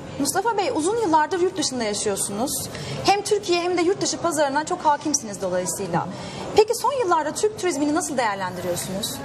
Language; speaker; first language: Turkish; native; Turkish